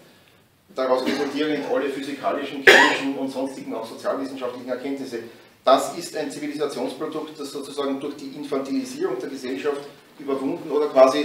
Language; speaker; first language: German; native; German